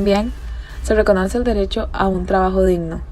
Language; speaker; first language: Spanish; native; Spanish